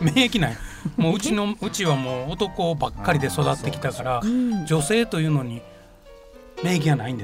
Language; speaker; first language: Japanese; native; Japanese